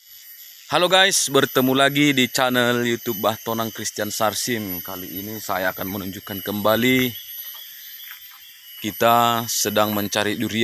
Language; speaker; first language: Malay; non-native, local second language; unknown